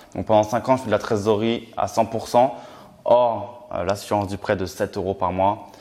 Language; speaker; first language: French; native; French